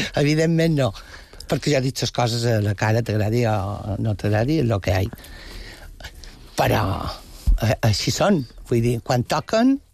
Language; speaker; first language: Catalan; non-native, local second language; Spanish